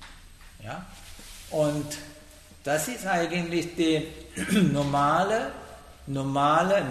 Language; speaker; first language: German; non-native, learner; Sinhala